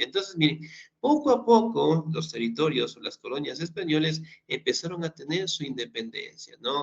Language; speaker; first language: Spanish; native; Spanish